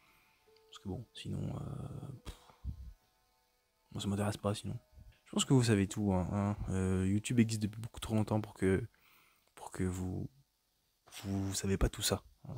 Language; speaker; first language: French; native; French